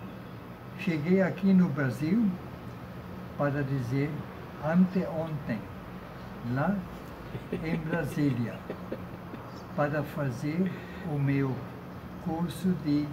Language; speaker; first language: Portuguese; non-native, fluent; German